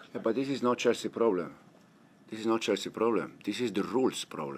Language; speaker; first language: English; non-native, fluent; Italian